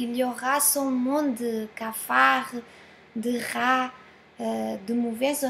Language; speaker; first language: French; non-native, fluent; Portuguese